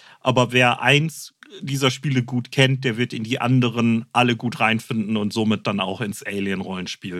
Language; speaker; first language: German; native; German